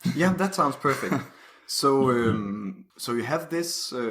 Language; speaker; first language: English; non-native, fluent; Danish